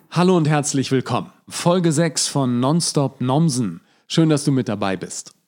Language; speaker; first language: German; native; German